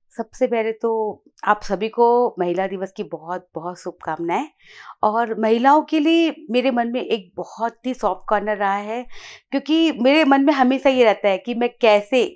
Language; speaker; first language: Hindi; native; Hindi